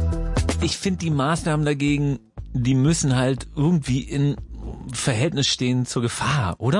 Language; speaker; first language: German; native; German